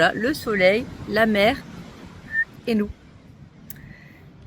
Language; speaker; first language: French; native; French